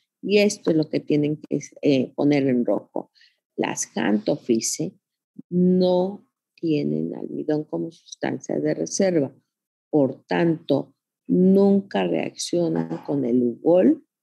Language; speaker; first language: Spanish; native; Spanish